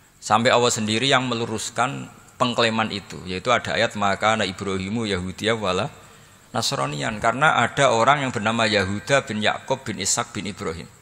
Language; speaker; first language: Indonesian; non-native, local second language; Javanese